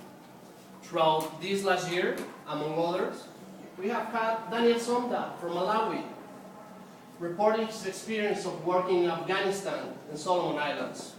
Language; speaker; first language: English; non-native, fluent; Spanish